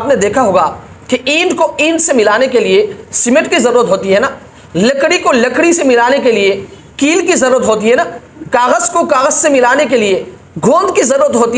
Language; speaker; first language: Urdu; native; Urdu